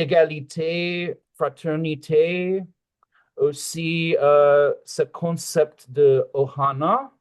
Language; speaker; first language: French; non-native, learner; English